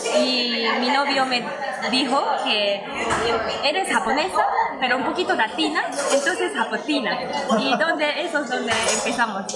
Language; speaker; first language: Spanish; non-native, learner; Japanese